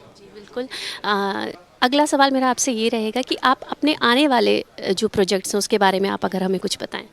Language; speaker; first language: Hindi; native; Hindi